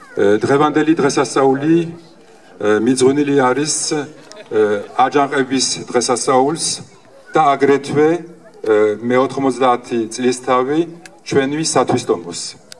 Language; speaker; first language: Georgian; early bilingual, heritage; Georgian